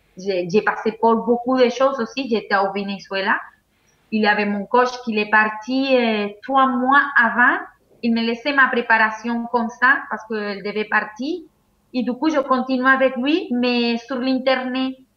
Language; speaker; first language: French; non-native, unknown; Spanish